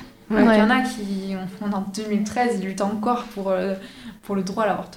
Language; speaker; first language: French; native; French